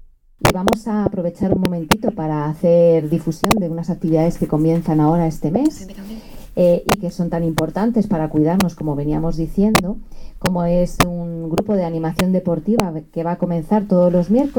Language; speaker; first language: Spanish; native; Spanish